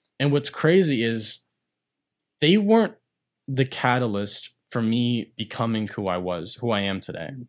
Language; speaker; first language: English; native; English